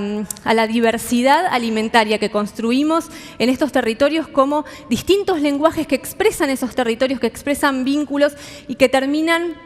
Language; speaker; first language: Spanish; native; Spanish